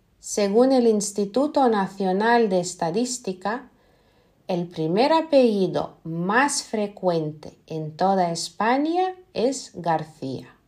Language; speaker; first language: Spanish; non-native, fluent; Lithuanian